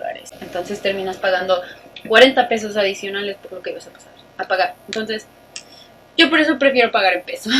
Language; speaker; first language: Spanish; native; Spanish